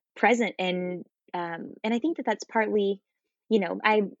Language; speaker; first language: English; native; English